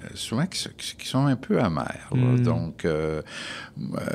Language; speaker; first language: French; native; French